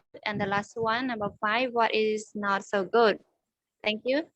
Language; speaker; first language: English; non-native, learner; Khmer